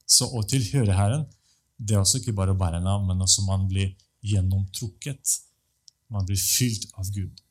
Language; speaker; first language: Norwegian; non-native, fluent; Russian